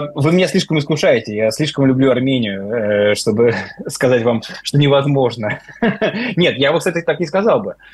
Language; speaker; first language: Russian; native; Russian